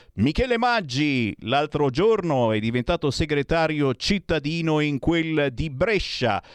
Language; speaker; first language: Italian; native; Italian